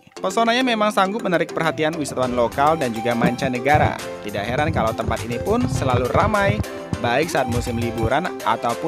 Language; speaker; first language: Indonesian; native; Indonesian